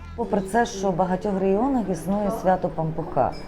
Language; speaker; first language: Ukrainian; native; Ukrainian